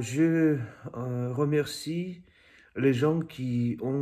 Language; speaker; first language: French; non-native, fluent; Russian